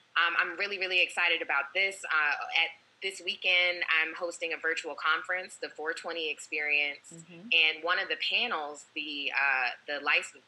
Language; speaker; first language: English; native; English